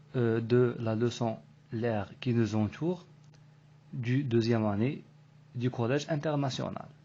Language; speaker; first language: French; non-native, local second language; Arabic